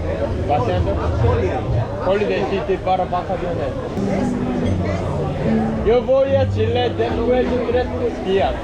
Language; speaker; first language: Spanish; non-native, learner; Korean